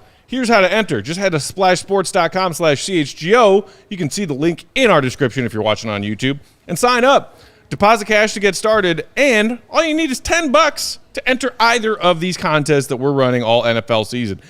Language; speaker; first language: English; native; English